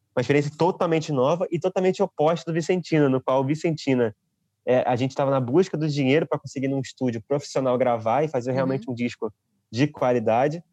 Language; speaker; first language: Portuguese; native; Portuguese